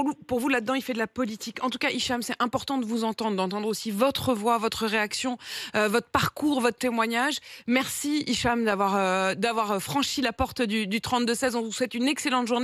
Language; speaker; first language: French; native; French